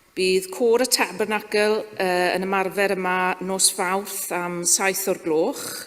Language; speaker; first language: Welsh; native; Welsh